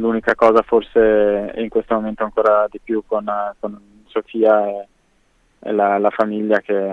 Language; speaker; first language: Italian; native; Italian